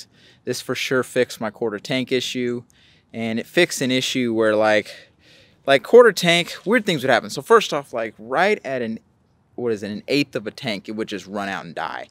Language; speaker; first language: English; native; English